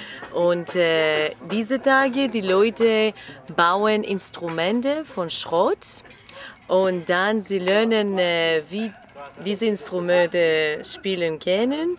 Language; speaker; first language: German; non-native, learner; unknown